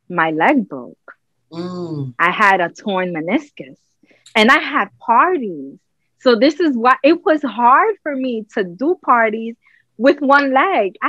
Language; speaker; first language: English; native; English